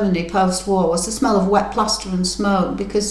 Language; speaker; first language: English; native; English